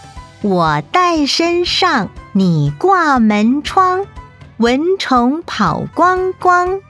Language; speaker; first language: Chinese; native; Chinese